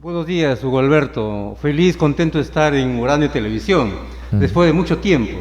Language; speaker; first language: Spanish; native; Spanish